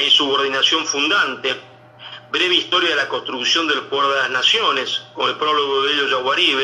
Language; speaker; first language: Spanish; native; Spanish